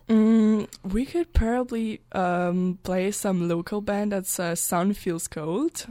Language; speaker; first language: English; non-native, local second language; French